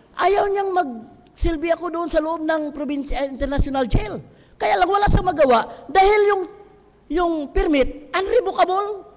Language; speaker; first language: Filipino; non-native, local second language; Hiligaynon